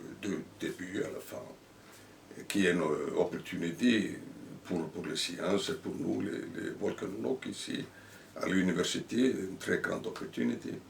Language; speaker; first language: French; non-native, fluent; Icelandic